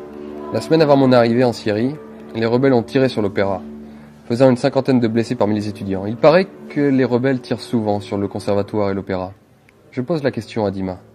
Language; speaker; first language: French; native; French